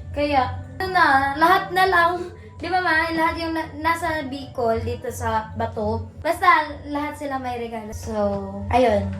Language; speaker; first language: Filipino; non-native, local second language; Bikol